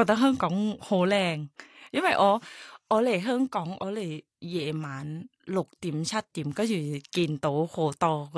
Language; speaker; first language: Cantonese; non-native, learner; Thai